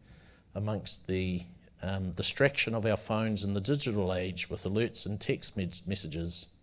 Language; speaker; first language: English; native; English